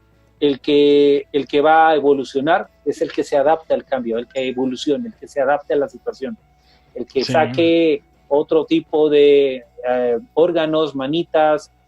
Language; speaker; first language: Spanish; native; Spanish